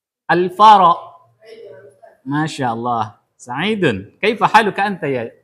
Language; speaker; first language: Arabic; non-native, fluent; Indonesian